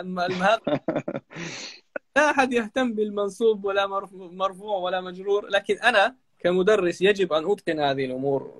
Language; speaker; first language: Arabic; non-native, fluent; Chechen